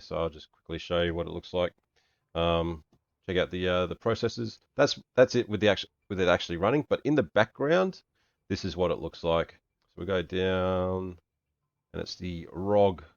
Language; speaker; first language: English; native; English